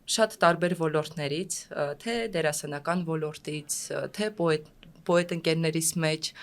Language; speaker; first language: Armenian; non-native, fluent; Russian